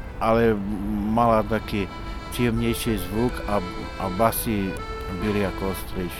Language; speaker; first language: Czech; non-native, local second language; Slovak